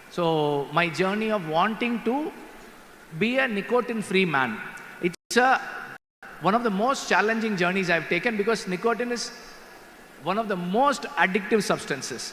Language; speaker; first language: English; non-native, local second language; Tamil